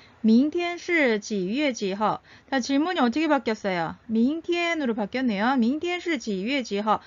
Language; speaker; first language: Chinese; non-native, fluent; Korean